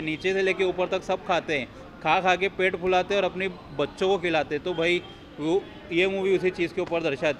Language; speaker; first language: Hindi; native; Hindi